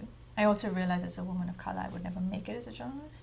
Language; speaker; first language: English; non-native, local second language; Hindi